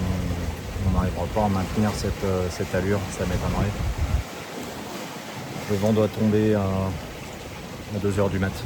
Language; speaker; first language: French; native; French